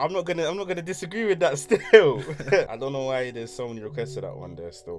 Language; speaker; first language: English; native; English